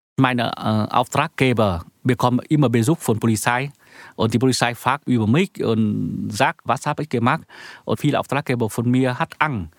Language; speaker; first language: German; non-native, learner; Vietnamese